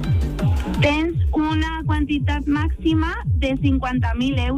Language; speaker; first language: Catalan; non-native, local second language; Spanish